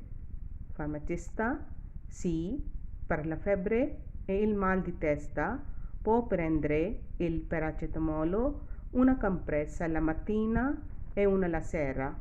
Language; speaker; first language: Italian; non-native, fluent; Urdu